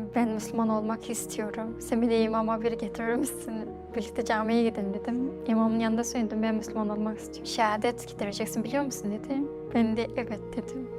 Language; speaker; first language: Turkish; non-native, fluent; Mongolian